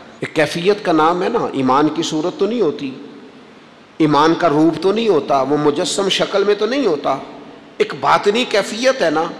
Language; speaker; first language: Urdu; non-native, local second language; Punjabi